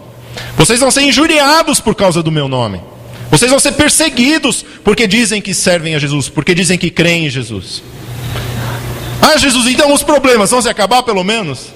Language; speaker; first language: Portuguese; native; Portuguese